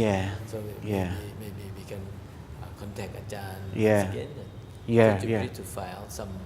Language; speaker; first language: English; non-native, learner; Thai